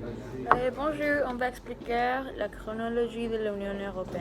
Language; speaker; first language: French; non-native, learner; Spanish